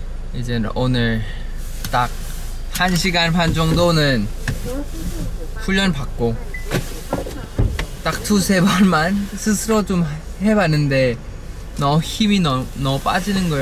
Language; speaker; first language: Korean; non-native, fluent; Thai